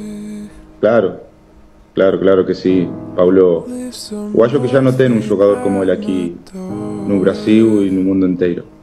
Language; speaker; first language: Portuguese; non-native, fluent; Spanish